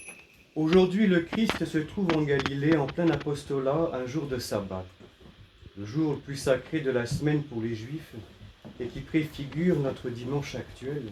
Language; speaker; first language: French; native; French